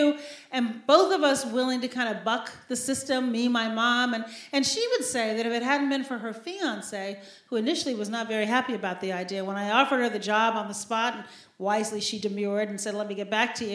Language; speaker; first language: English; native; English